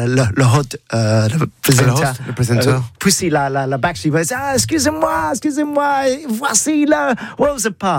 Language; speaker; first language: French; non-native, learner; English